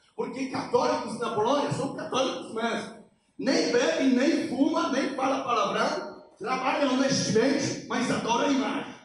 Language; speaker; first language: Portuguese; non-native, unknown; Polish